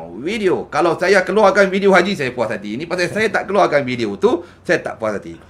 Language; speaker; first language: Malay; native; Malay